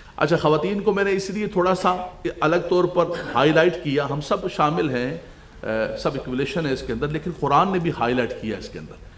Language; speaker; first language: Urdu; non-native, local second language; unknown